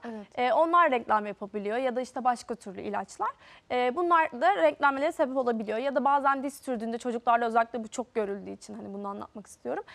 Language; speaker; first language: Turkish; native; Turkish